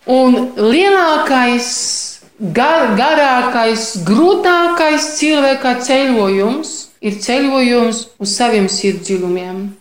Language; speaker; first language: Latvian; non-native, fluent; Polish